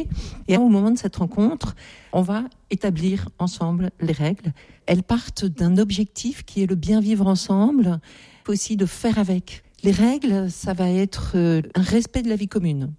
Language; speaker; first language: French; native; French